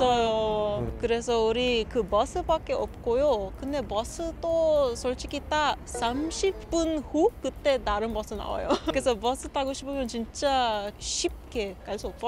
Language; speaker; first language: Korean; non-native, learner; Papiamento